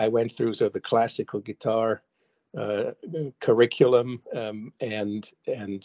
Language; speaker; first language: English; non-native, fluent; German